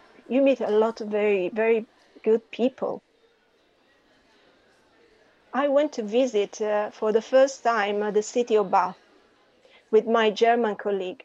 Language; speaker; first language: English; non-native, fluent; Italian